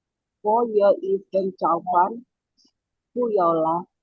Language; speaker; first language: Chinese; non-native, learner; Indonesian